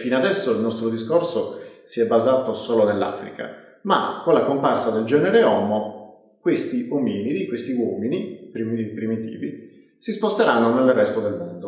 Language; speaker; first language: Italian; native; Italian